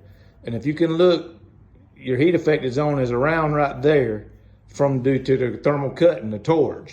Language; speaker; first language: English; native; English